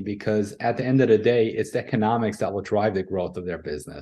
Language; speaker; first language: English; native; English